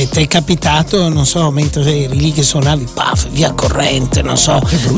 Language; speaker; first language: Italian; native; Italian